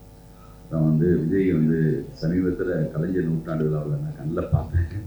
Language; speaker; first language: Tamil; native; Tamil